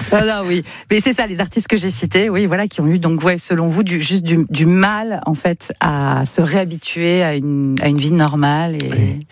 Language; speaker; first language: French; native; French